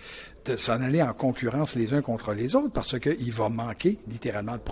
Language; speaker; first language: French; native; French